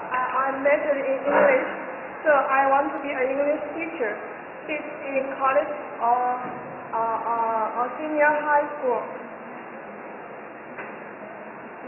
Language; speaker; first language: English; non-native, learner; Chinese